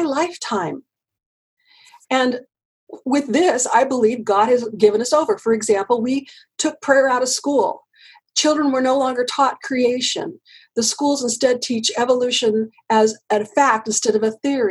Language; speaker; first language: English; native; English